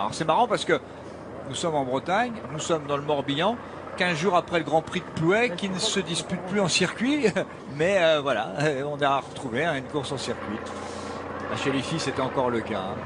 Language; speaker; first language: French; native; French